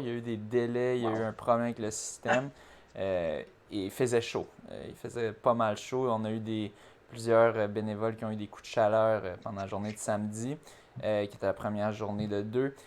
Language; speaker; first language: French; native; French